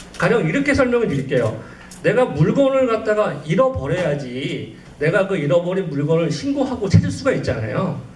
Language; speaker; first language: Korean; native; Korean